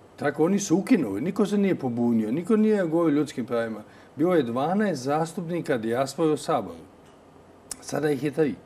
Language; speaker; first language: Croatian; native; Croatian